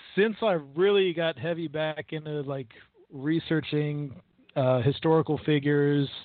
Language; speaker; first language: English; native; English